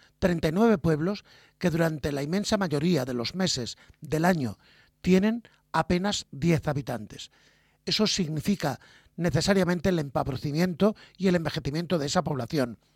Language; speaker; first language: Spanish; native; Spanish